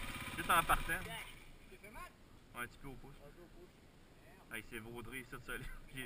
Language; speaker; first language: French; native; French